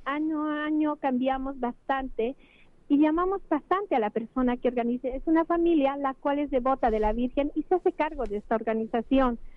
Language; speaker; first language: Spanish; native; Spanish